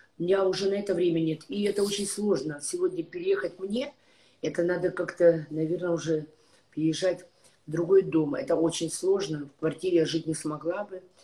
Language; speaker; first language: Russian; native; Russian